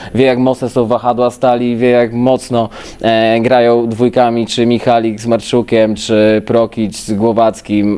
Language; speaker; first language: Polish; native; Polish